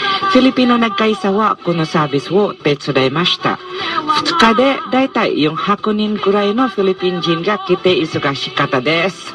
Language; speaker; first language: Japanese; non-native, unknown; Cebuano